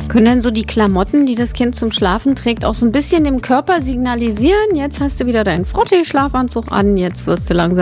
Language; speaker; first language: German; native; German